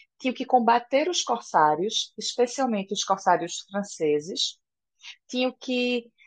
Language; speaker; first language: Portuguese; native; Portuguese